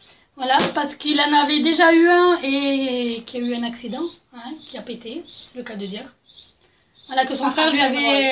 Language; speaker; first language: French; native; French